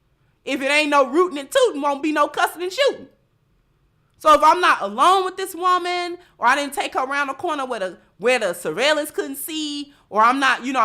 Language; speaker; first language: English; native; English